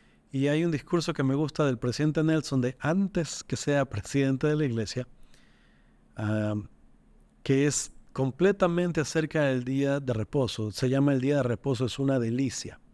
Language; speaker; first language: Spanish; native; Spanish